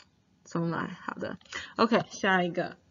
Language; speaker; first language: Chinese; non-native, fluent; English